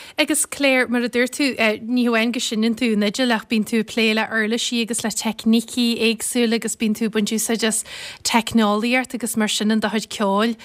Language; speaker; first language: Irish; native; Irish